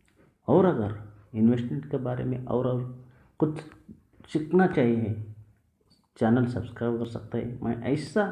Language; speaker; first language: Hindi; non-native, local second language; Kannada